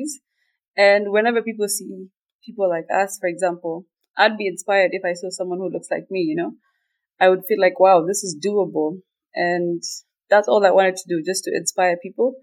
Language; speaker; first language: English; non-native, local second language; Somali